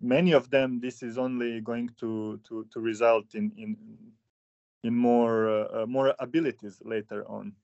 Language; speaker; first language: English; non-native, fluent; Serbian